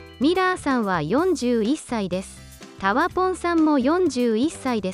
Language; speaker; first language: Japanese; non-native, learner; Portuguese